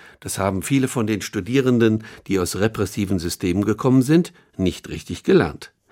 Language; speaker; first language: German; native; German